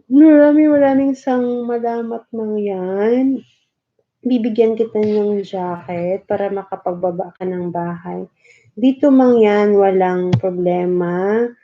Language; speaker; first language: Filipino; non-native, local second language; Cebuano